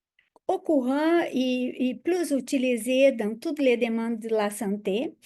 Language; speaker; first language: French; non-native, fluent; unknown